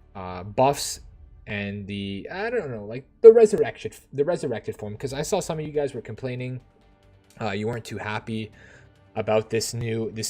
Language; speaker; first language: English; native; English